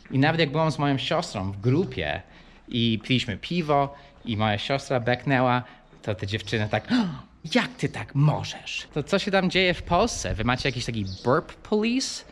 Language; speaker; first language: Polish; early bilingual, heritage; English